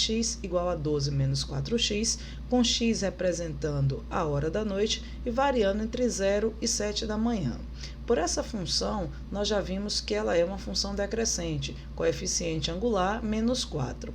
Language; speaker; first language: Portuguese; native; Portuguese